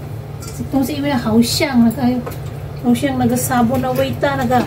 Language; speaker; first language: Chinese; non-native, learner; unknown